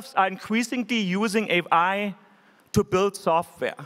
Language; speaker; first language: English; non-native, fluent; German